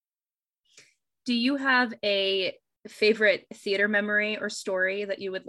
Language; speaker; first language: English; native; English